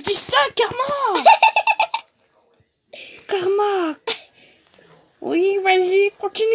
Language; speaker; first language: French; native; French